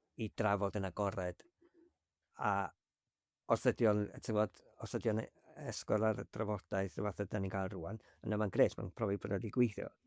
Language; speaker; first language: Welsh; native; Welsh